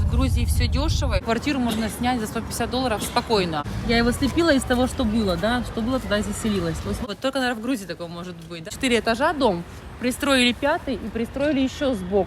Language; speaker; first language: Russian; native; Russian